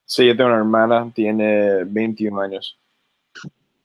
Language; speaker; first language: Spanish; early bilingual, other home language; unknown